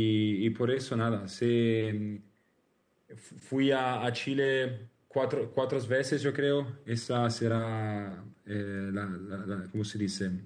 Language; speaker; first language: Spanish; non-native, learner; Italian